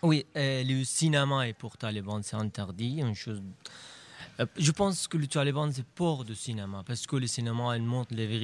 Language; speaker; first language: French; non-native, learner; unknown